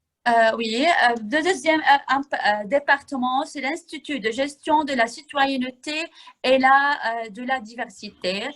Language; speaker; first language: French; non-native, fluent; Arabic